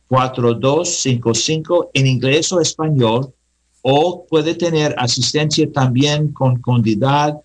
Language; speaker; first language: Spanish; non-native, learner; English